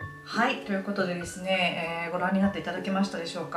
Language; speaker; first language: Japanese; native; Japanese